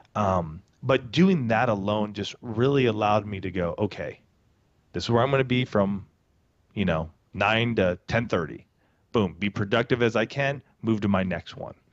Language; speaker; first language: English; native; English